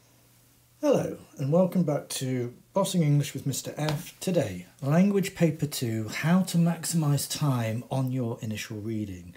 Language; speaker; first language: English; native; English